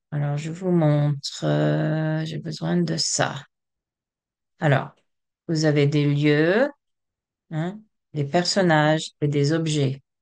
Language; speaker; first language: French; non-native, fluent; English